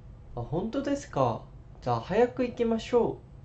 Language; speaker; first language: Japanese; non-native, learner; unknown